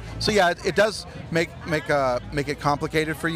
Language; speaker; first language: English; native; English